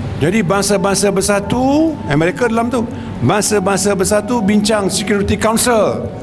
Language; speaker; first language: Malay; native; Malay